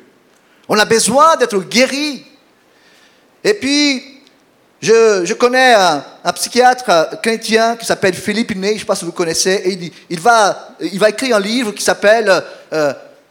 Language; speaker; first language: French; non-native, fluent; Portuguese